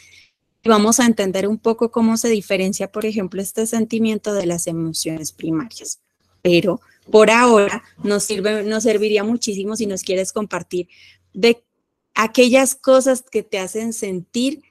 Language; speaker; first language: Spanish; native; Spanish